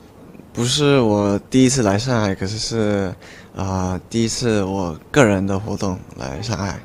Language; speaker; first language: Chinese; early bilingual, heritage; Chinese